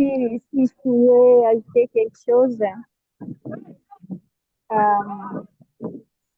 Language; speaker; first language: French; non-native, fluent; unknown